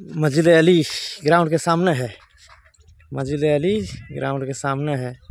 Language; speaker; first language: Hindi; non-native, local second language; Odia